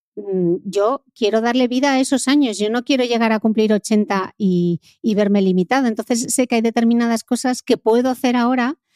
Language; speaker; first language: Spanish; native; Spanish